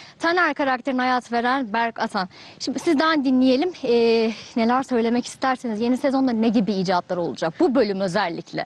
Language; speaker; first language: Turkish; native; Turkish